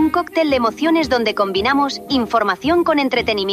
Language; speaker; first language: Spanish; native; Spanish